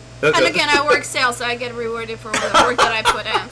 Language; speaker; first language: English; non-native, fluent; Albanian